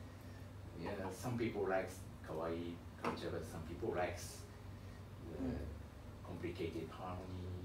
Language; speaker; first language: English; non-native, learner; Japanese